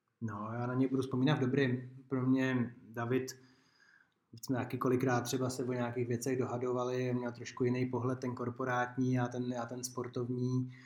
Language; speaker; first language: Czech; native; Czech